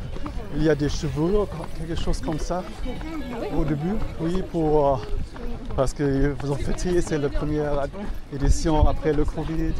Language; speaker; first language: French; non-native, fluent; German